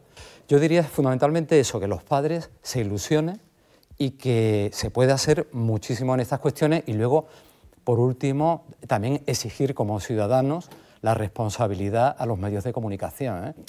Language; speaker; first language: Spanish; native; Spanish